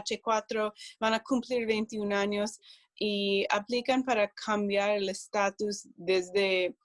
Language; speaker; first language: Spanish; non-native, fluent; English